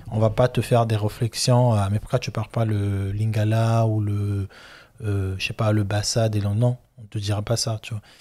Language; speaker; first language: French; non-native, local second language; Lingala